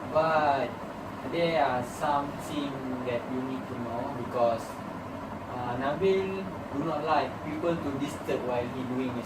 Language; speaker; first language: English; non-native, learner; Malay